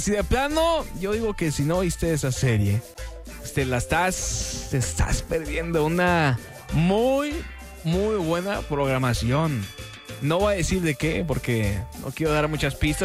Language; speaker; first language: Spanish; native; Spanish